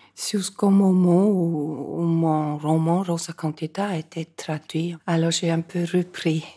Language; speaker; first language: French; non-native, fluent; Icelandic